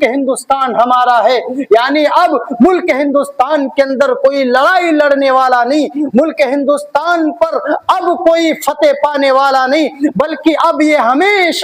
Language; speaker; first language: Urdu; native; Urdu